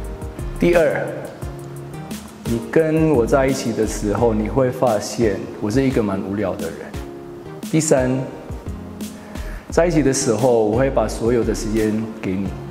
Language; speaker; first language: Chinese; non-native, fluent; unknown